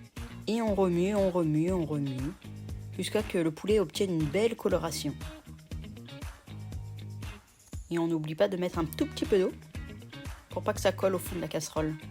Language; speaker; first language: French; native; French